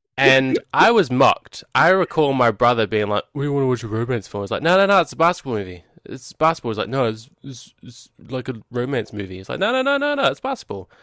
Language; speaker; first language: English; native; English